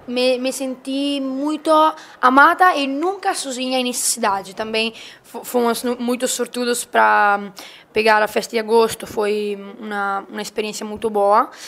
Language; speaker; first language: Portuguese; non-native, learner; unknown